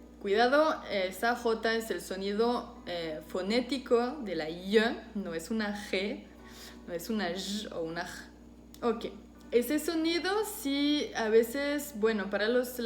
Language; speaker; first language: Spanish; non-native, fluent; French